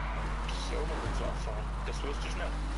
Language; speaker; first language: German; native; German